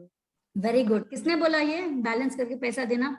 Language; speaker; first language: Hindi; native; Hindi